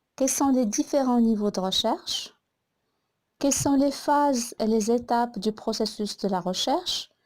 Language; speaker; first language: French; non-native, local second language; Arabic